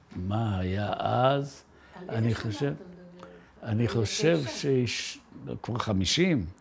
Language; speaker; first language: Hebrew; native; Hebrew